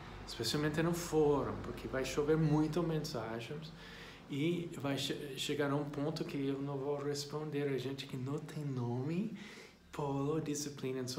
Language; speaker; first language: Portuguese; non-native, fluent; English